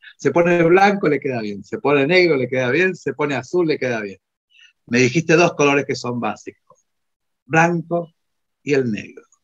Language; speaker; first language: Spanish; non-native, fluent; Italian